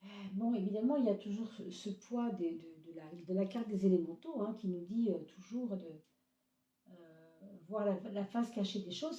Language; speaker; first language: French; native; French